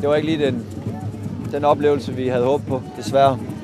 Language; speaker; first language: Danish; native; Danish